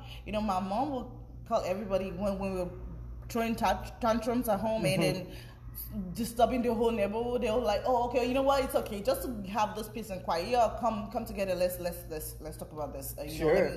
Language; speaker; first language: English; non-native, local second language; Yoruba